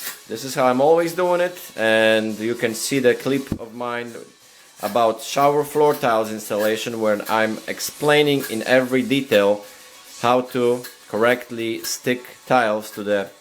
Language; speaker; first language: English; non-native, fluent; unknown